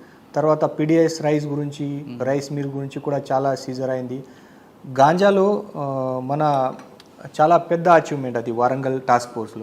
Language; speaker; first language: Telugu; non-native, learner; Marathi